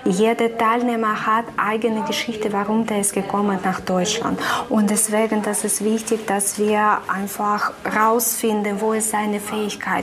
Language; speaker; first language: German; non-native, fluent; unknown